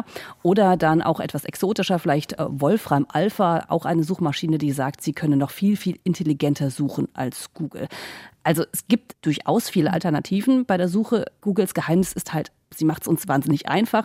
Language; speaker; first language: German; native; German